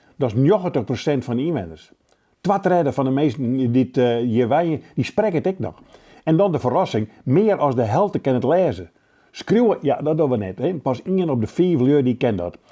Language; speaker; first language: Dutch; non-native, local second language; Western Frisian